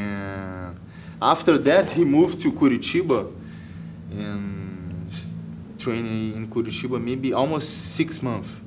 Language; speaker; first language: English; non-native, learner; Portuguese